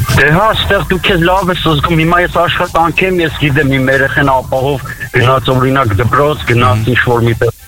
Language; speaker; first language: Armenian; native; Armenian